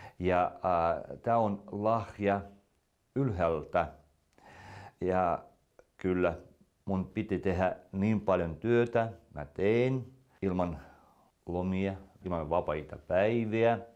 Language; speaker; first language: Finnish; non-native, fluent; Russian